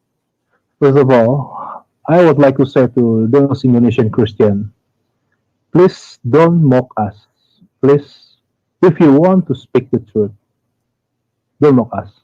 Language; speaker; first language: English; non-native, learner; Indonesian